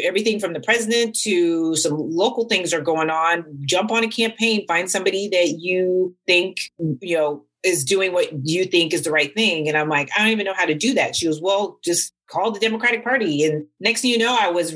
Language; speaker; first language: English; native; English